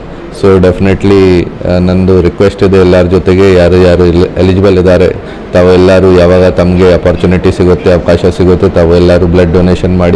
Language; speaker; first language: Kannada; non-native, fluent; Hindi